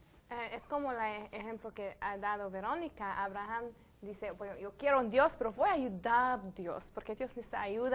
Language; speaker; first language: Spanish; non-native, learner; French